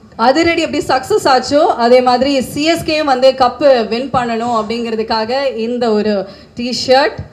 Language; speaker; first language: Tamil; native; Tamil